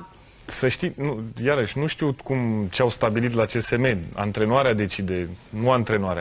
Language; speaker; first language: Romanian; native; Romanian